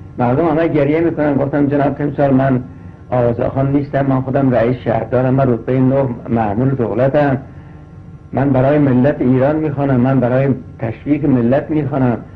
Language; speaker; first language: Persian; non-native, local second language; Azerbaijani